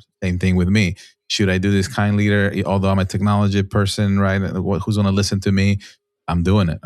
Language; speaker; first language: English; non-native, fluent; Spanish